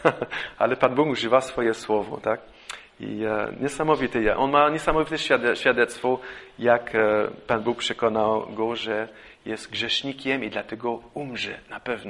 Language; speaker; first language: Polish; non-native, fluent; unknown